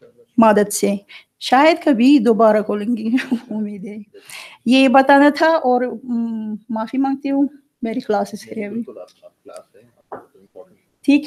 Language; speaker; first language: Hindi; non-native, fluent; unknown